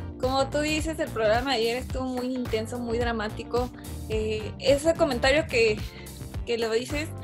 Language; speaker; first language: Spanish; native; Spanish